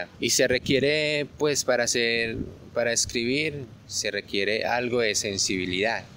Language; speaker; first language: Spanish; native; Spanish